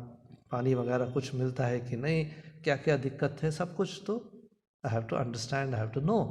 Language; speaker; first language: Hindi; non-native, local second language; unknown